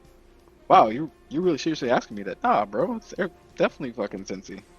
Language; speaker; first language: English; native; English